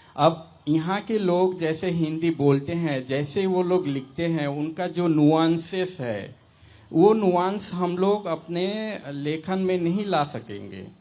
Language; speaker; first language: Hindi; non-native, local second language; Assamese